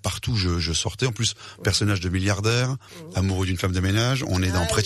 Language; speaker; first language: French; native; French